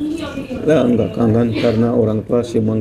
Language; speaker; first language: Indonesian; non-native, learner; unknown